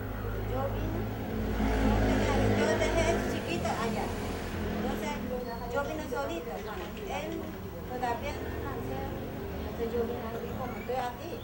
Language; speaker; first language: Spanish; non-native, local second language; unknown